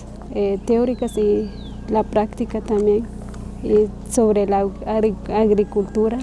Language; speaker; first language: Spanish; non-native, local second language; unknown